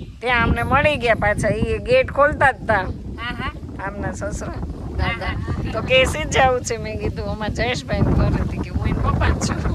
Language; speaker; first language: Gujarati; native; Gujarati